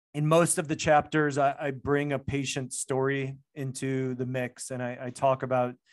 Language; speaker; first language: English; native; English